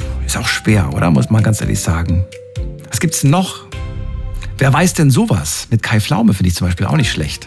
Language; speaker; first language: German; native; German